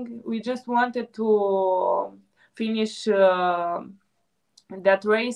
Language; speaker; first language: English; non-native, fluent; Romanian